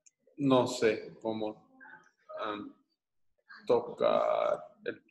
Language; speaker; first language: Spanish; non-native, learner; English